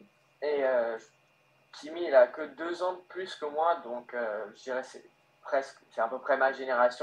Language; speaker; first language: French; early bilingual, heritage; French